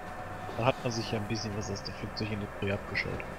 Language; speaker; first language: German; native; German